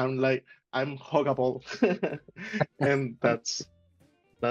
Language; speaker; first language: English; non-native, learner; Spanish